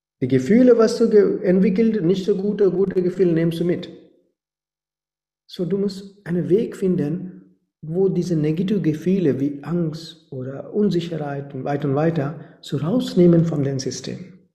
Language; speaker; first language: German; non-native, fluent; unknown